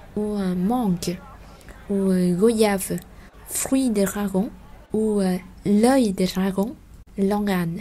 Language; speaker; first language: French; non-native, fluent; Vietnamese